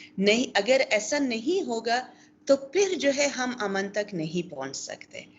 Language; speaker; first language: Urdu; non-native, local second language; Pashto